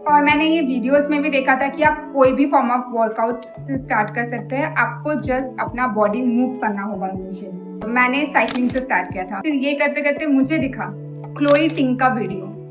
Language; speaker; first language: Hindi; non-native, local second language; Bangla